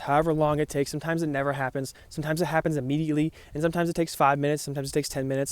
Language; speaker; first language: English; native; English